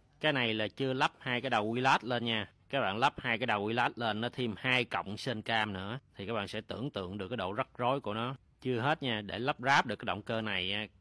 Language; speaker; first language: Vietnamese; native; Vietnamese